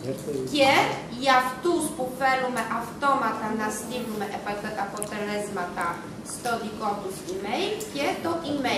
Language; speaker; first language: Greek; non-native, fluent; Russian